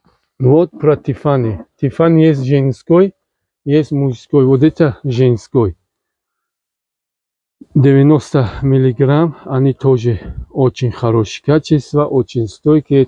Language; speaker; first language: Russian; non-native, learner; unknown